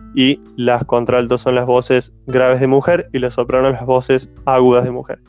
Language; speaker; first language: Spanish; native; Spanish